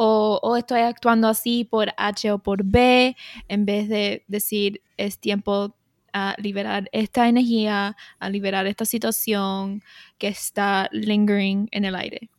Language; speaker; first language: Spanish; early bilingual, heritage; Spanish